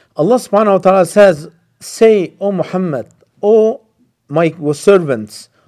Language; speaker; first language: English; non-native, fluent; Turkish